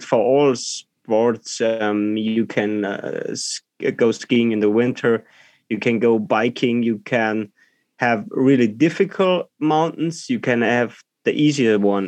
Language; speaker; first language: English; non-native, learner; German